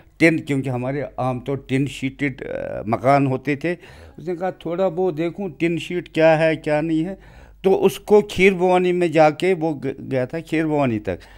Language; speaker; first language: Hindi; non-native, local second language; Kashmiri